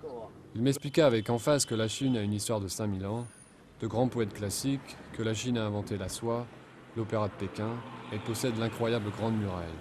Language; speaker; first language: French; native; French